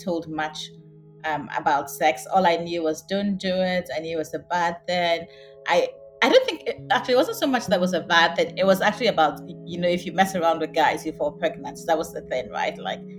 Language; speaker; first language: English; non-native, local second language; Akan